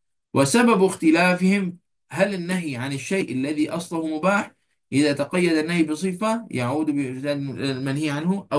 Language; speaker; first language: Arabic; non-native, fluent; Malay